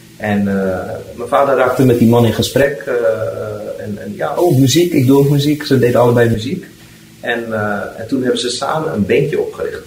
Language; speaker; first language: Dutch; native; Dutch